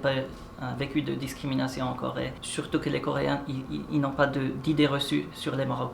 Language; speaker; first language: French; non-native, local second language; Arabic